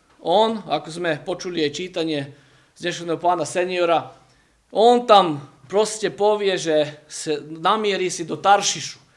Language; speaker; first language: Slovak; native; Slovak